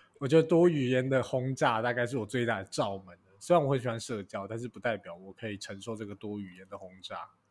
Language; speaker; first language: Chinese; native; Chinese